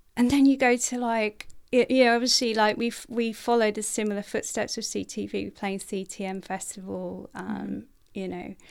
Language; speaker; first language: English; native; English